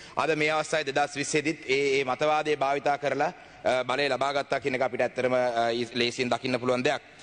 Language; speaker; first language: Sinhala; non-native, local second language; Tamil